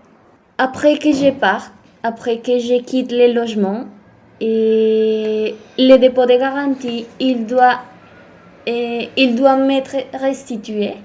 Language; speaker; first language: French; non-native, fluent; Spanish